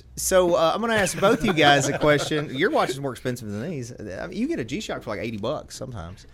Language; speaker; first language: English; native; English